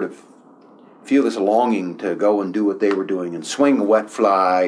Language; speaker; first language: English; native; English